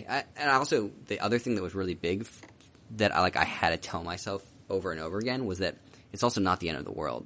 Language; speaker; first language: English; native; English